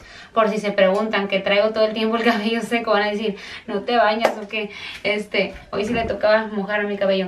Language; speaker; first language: Spanish; native; Spanish